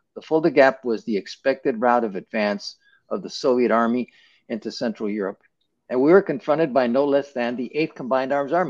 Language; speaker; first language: English; native; English